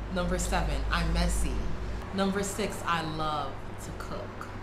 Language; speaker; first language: English; native; English